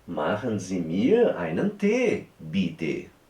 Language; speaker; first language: German; non-native, fluent; Portuguese